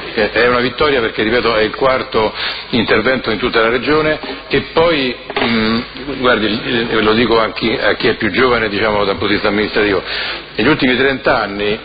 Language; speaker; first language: Italian; native; Italian